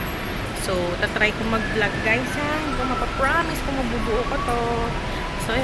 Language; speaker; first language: Filipino; native; Filipino